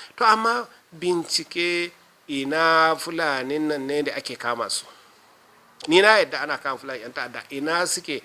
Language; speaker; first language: Hausa; non-native, local second language; Fula